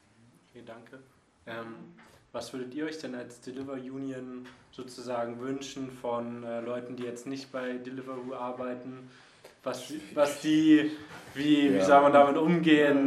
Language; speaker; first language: German; native; German